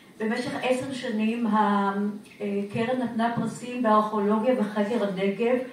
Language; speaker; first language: Hebrew; native; Hebrew